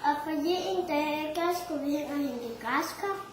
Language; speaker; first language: Danish; early bilingual, heritage; Danish